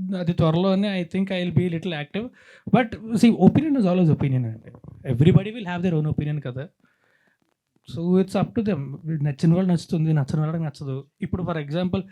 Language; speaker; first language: Telugu; native; Telugu